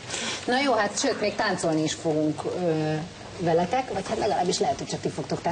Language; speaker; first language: Hungarian; native; Hungarian